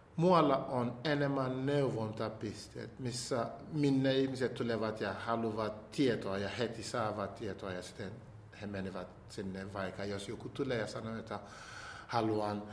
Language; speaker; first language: Finnish; non-native, fluent; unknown